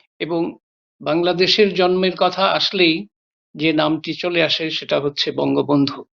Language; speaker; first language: Bangla; native; Bangla